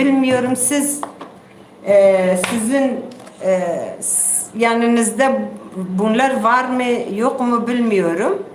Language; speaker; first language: Turkish; non-native, local second language; Kurdish